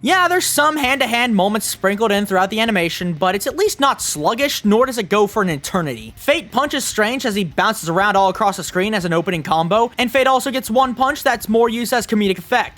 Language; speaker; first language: English; native; English